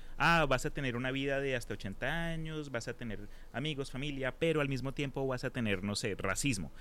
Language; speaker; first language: Spanish; early bilingual, heritage; Spanish